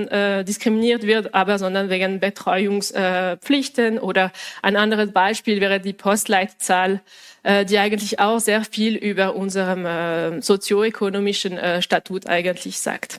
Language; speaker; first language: German; non-native, local second language; French